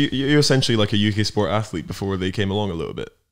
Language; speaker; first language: English; native; English